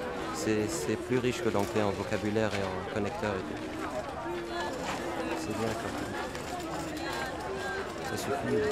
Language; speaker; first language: French; non-native, fluent; Arabic